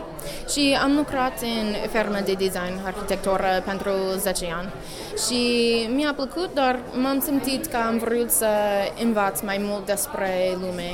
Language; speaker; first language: Romanian; non-native, learner; English